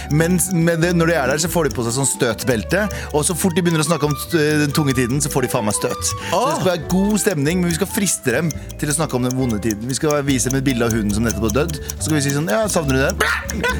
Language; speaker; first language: Norwegian; native; Norwegian